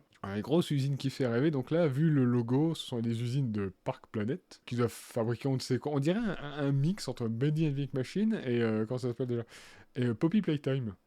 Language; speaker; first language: French; native; French